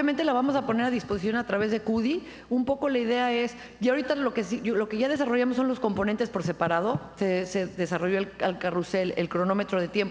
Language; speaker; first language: Spanish; native; Spanish